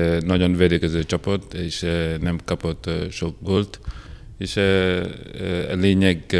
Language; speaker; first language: Hungarian; non-native, learner; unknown